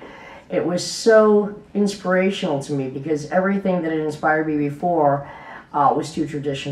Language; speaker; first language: English; native; English